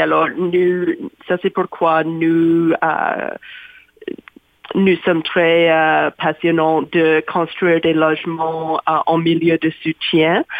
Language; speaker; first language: French; non-native, learner; English